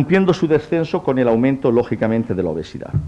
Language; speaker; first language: Spanish; native; Spanish